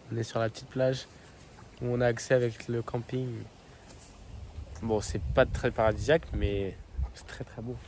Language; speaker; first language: French; native; French